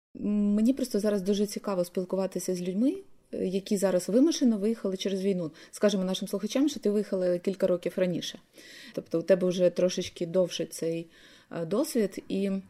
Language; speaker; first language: Ukrainian; native; Ukrainian